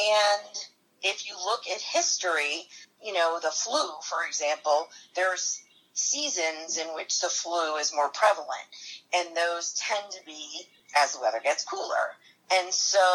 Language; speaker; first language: English; native; English